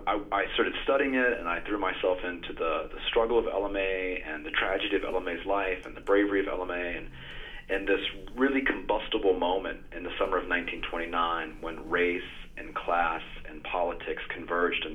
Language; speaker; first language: English; native; English